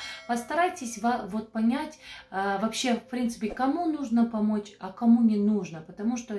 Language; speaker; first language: Russian; non-native, fluent; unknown